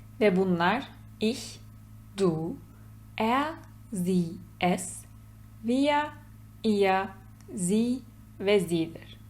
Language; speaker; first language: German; non-native, fluent; Turkish